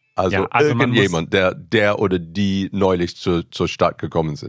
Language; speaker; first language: German; non-native, fluent; English